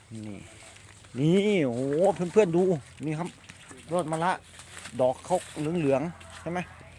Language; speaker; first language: Thai; native; Thai